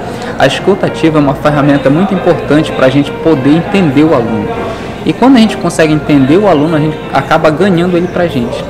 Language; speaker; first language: Portuguese; native; Portuguese